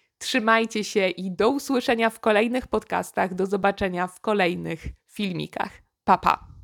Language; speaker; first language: Polish; native; Polish